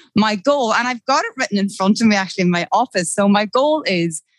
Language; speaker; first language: English; native; English